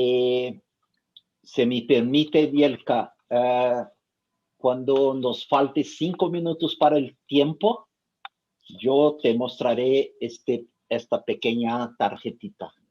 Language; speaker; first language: Spanish; non-native, fluent; Portuguese